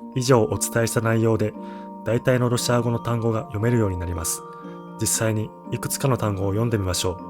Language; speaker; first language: Japanese; native; Japanese